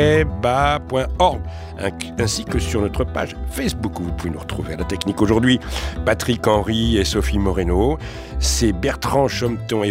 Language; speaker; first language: French; native; French